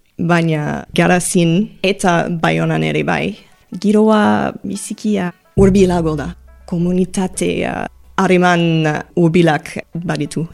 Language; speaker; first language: Basque; non-native, learner; English